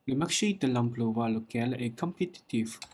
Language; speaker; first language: French; non-native, learner; Chinese